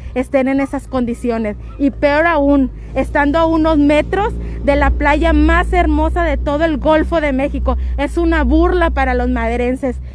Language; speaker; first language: Spanish; native; Spanish